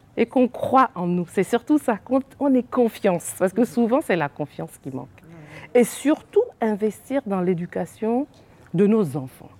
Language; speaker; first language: French; non-native, local second language; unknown